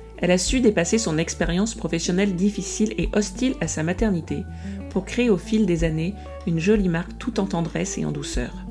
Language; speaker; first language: French; native; French